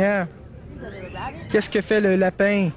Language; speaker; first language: French; native; French